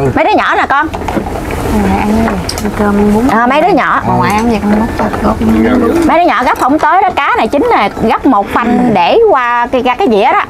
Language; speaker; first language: Vietnamese; native; Vietnamese